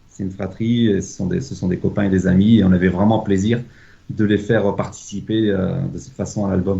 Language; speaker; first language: French; native; French